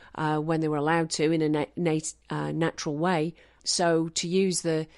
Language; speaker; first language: English; native; English